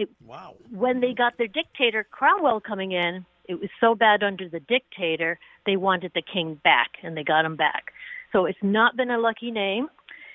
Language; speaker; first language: English; native; English